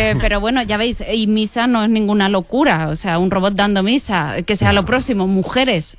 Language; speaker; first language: Spanish; native; Spanish